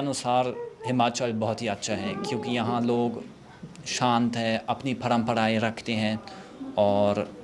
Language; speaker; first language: Hindi; non-native, fluent; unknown